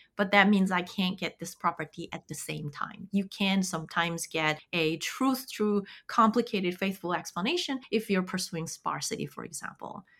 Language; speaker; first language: English; non-native, fluent; Korean